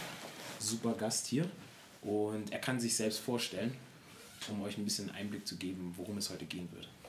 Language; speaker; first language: German; native; German